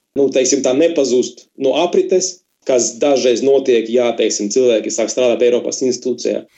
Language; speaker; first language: Latvian; non-native, local second language; Russian